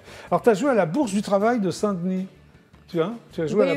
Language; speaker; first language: French; native; French